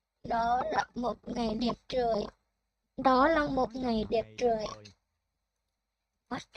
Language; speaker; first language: Vietnamese; non-native, learner; Thai